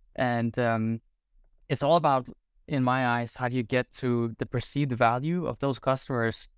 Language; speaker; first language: English; non-native, fluent; Portuguese